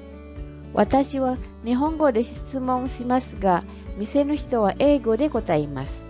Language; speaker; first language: Japanese; non-native, fluent; Indonesian